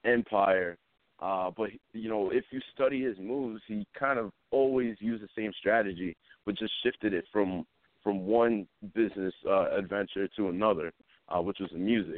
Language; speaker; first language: English; native; English